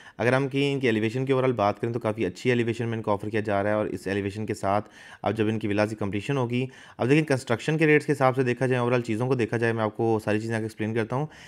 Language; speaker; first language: Urdu; native; Urdu